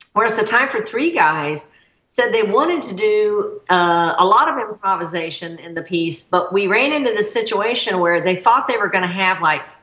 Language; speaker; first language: English; native; English